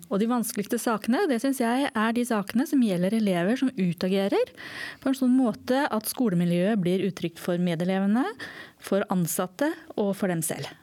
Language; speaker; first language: Norwegian; native; Norwegian